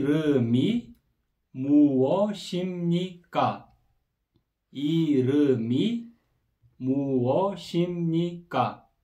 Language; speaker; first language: Korean; non-native, learner; Kyrgyz